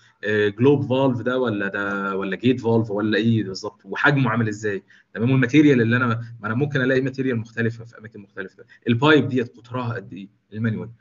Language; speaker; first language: Arabic; native; Arabic